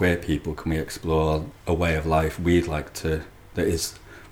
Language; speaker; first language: English; native; English